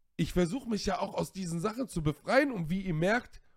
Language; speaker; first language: German; native; German